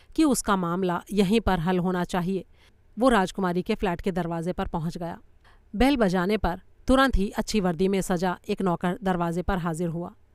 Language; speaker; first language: Hindi; native; Hindi